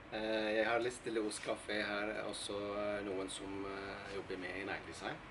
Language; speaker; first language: Norwegian; non-native, fluent; Arabic